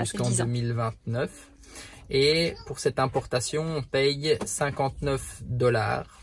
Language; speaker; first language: French; native; French